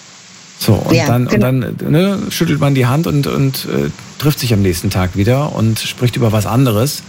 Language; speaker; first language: German; native; German